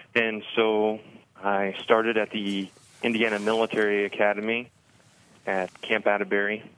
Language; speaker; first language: English; native; English